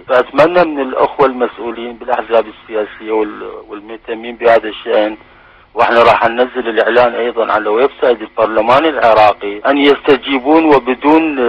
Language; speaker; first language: Arabic; native; Arabic